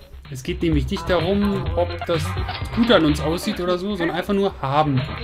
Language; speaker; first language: German; native; German